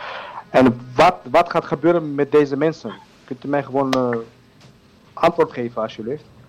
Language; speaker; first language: Dutch; non-native, learner; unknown